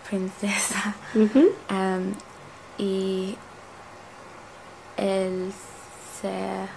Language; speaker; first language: Spanish; non-native, learner; English